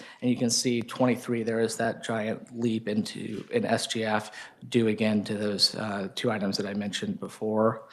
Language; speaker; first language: English; native; English